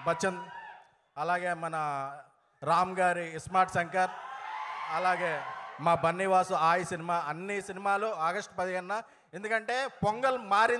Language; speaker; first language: Telugu; native; Telugu